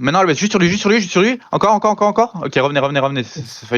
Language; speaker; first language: French; native; French